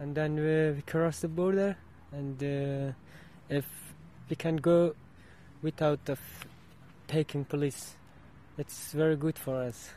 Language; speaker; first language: English; non-native, learner; Arabic